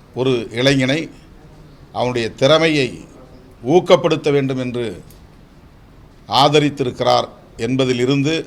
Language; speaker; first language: Tamil; native; Tamil